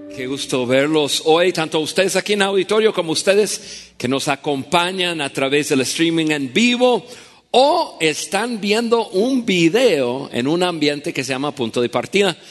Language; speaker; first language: Spanish; non-native, fluent; English